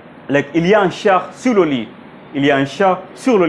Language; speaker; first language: French; non-native, fluent; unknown